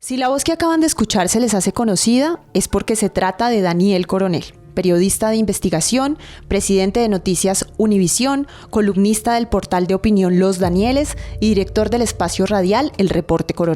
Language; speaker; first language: Spanish; native; Spanish